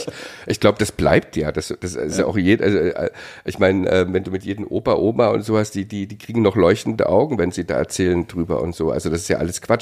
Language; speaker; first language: German; native; German